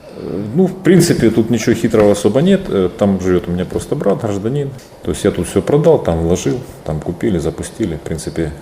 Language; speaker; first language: Russian; native; Russian